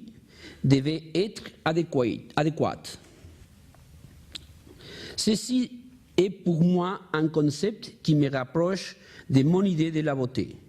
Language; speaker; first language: French; non-native, learner; Spanish